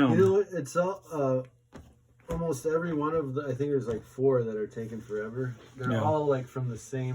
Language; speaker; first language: English; native; English